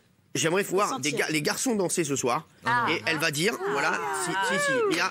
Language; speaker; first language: French; native; French